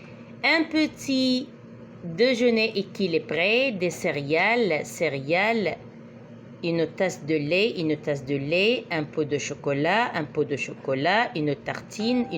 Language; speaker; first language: French; non-native, fluent; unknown